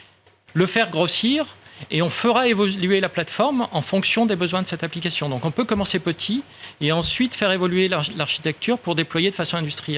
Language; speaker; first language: French; native; French